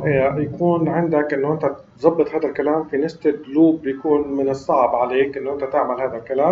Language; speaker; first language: Arabic; native; Arabic